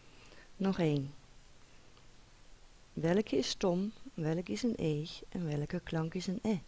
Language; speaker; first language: Dutch; native; Dutch